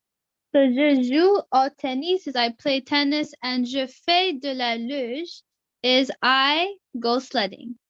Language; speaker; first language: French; non-native, fluent; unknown